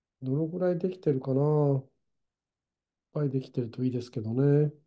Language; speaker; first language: Japanese; native; Japanese